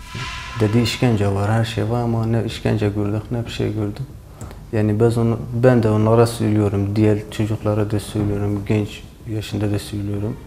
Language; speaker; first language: Turkish; non-native, learner; Kurdish